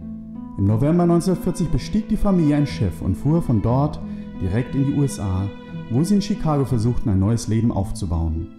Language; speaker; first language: German; native; German